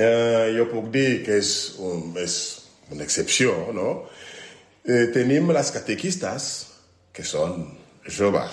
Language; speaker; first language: Catalan; non-native, learner; French